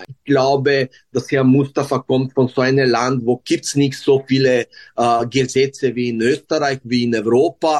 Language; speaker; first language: German; non-native, fluent; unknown